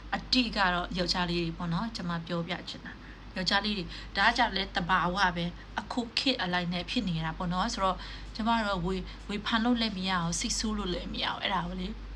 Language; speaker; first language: Burmese; non-native, local second language; Mizo